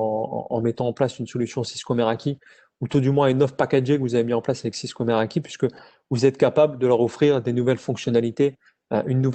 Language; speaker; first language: French; native; French